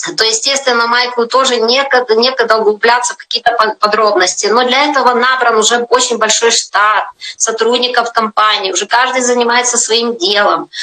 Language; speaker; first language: Russian; native; Russian